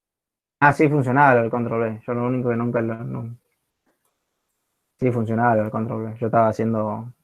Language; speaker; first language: Spanish; native; Spanish